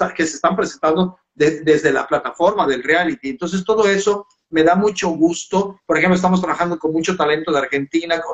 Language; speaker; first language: Spanish; native; Spanish